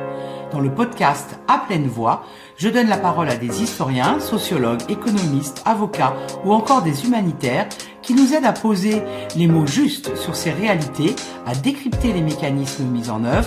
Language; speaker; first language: French; native; French